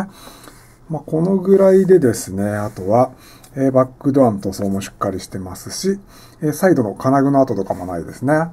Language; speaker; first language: Japanese; native; Japanese